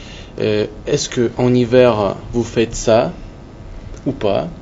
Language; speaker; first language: French; non-native, learner; Russian